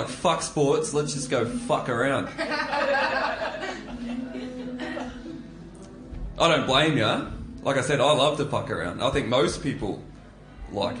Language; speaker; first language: English; native; English